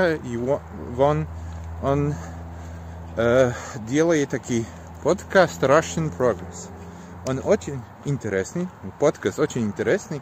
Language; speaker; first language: Russian; non-native, learner; Polish